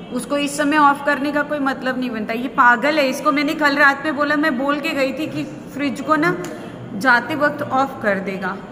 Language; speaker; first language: Hindi; native; Hindi